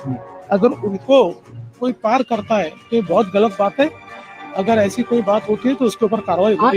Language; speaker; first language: Hindi; non-native, local second language; Marathi